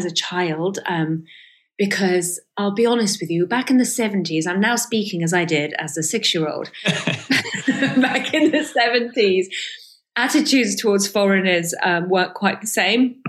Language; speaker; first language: English; early bilingual, other home language; Persian